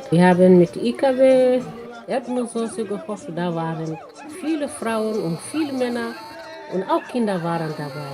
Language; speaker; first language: German; non-native, fluent; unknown